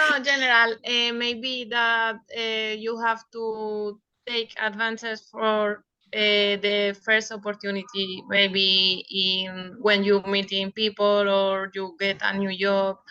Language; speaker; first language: English; non-native, learner; Spanish